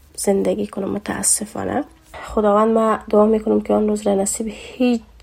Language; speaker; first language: Persian; native; Persian